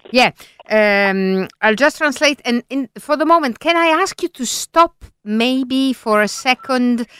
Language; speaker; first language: English; non-native, fluent; Italian